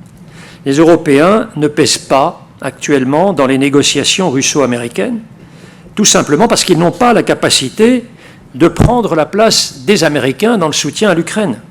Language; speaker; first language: French; native; French